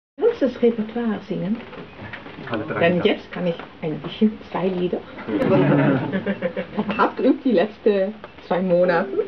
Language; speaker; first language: German; non-native, learner; Dutch